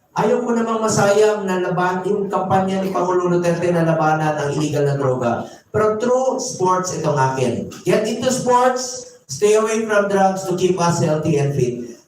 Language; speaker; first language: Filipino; non-native, local second language; Cebuano